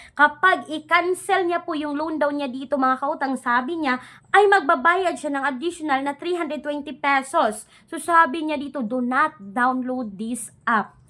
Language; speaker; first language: Filipino; non-native, local second language; Cebuano